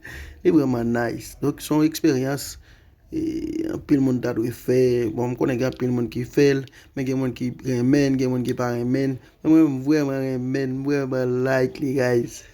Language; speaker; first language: French; non-native, learner; Haitian Creole